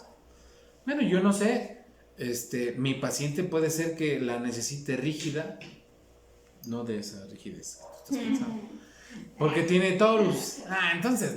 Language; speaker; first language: Spanish; native; Spanish